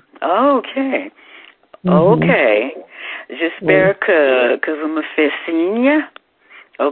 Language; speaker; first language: French; non-native, fluent; English